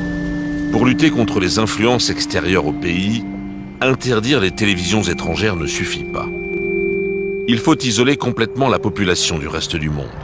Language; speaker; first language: French; native; French